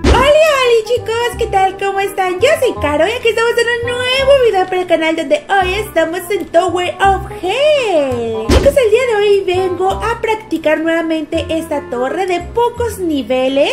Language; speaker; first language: Spanish; native; Spanish